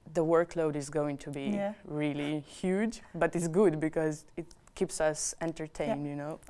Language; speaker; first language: English; non-native, fluent; Romanian